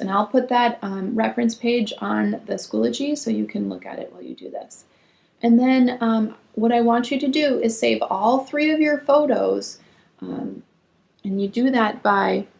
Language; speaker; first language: English; native; English